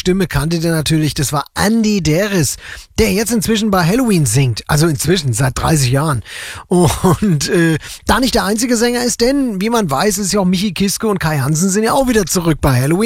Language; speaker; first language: German; native; German